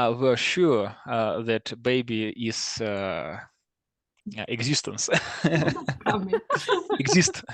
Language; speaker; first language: English; non-native, learner; Russian